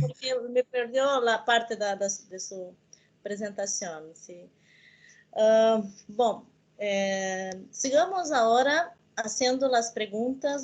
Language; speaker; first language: Spanish; non-native, learner; Portuguese